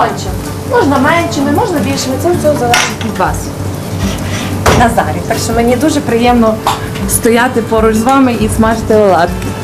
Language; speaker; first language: Ukrainian; native; Ukrainian